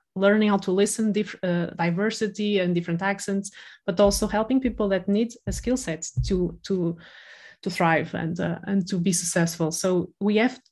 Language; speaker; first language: English; non-native, fluent; Portuguese